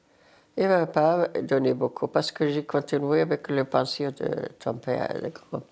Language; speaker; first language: French; non-native, learner; Arabic